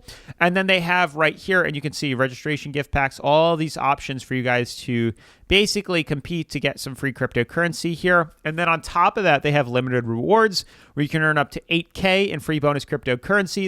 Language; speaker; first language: English; native; English